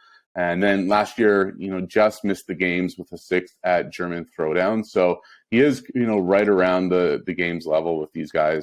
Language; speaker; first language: English; native; English